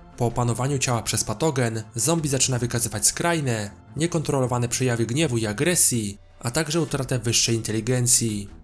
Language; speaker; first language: Polish; native; Polish